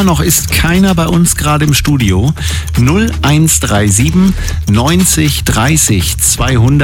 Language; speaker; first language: German; native; German